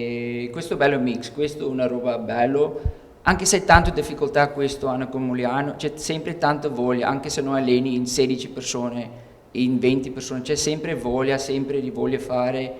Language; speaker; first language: Italian; non-native, learner; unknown